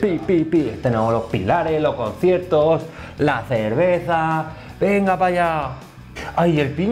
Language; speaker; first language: Spanish; native; Spanish